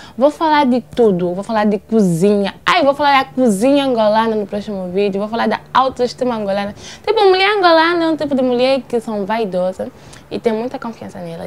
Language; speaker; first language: Portuguese; native; Portuguese